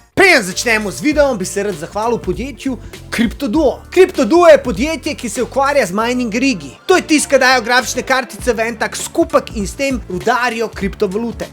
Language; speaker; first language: Slovenian; native; Slovenian